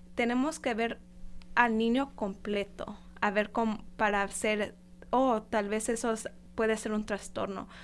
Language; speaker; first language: Spanish; non-native, fluent; English